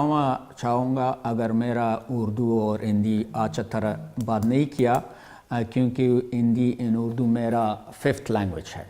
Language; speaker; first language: Hindi; non-native, fluent; Pashto